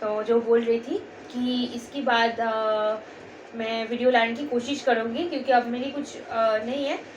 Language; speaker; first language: Hindi; non-native, local second language; Bangla